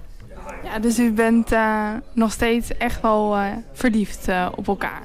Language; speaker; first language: Dutch; native; Dutch